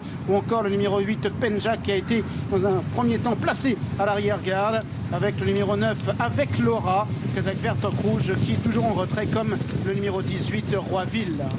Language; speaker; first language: French; native; French